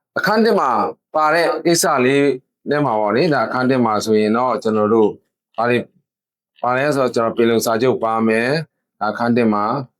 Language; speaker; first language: Burmese; non-native, local second language; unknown